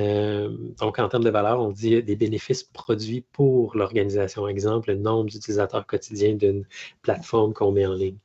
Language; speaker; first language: French; native; French